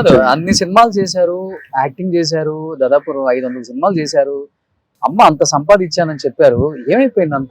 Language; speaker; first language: Telugu; native; Telugu